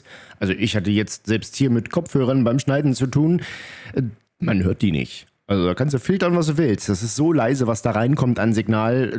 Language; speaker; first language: German; native; German